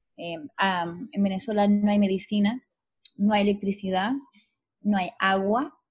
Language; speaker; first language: Spanish; native; Spanish